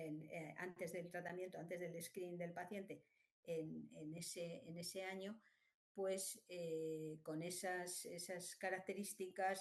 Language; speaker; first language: Spanish; native; Spanish